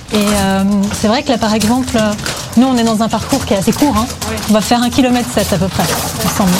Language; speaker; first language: French; native; French